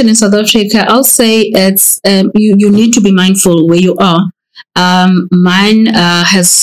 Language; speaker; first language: English; non-native, local second language; Xhosa